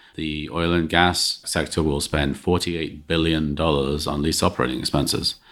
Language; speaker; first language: English; native; English